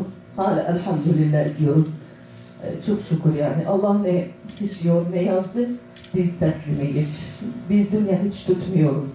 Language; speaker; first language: Turkish; non-native, learner; Arabic